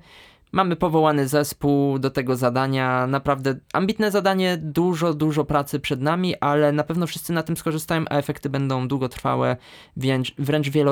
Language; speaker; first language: Polish; native; Polish